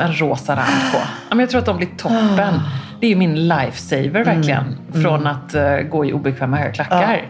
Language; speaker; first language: Swedish; native; Swedish